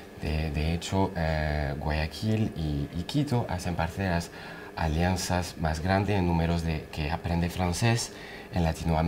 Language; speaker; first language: Spanish; non-native, fluent; French